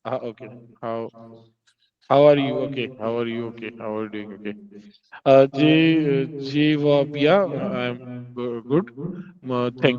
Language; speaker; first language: English; non-native, local second language; Hindi